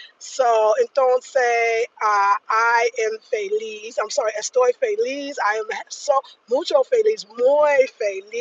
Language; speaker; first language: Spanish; non-native, learner; English